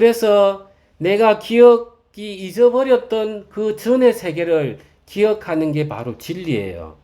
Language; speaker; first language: Korean; native; Korean